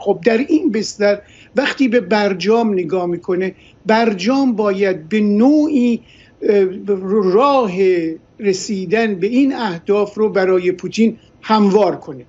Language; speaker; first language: Persian; native; Persian